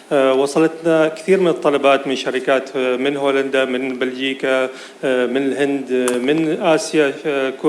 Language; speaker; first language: Arabic; native; Arabic